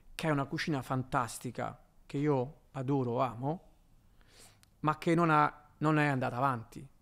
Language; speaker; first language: Italian; native; Italian